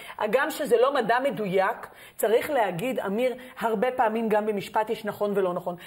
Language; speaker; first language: Hebrew; native; Hebrew